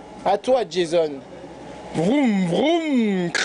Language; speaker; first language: French; native; French